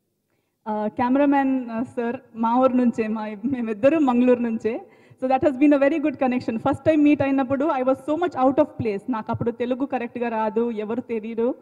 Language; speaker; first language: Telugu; non-native, learner; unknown